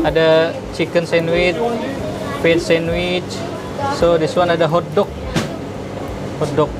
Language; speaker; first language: English; non-native, learner; Indonesian